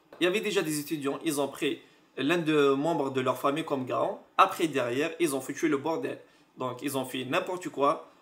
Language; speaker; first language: French; non-native, local second language; Arabic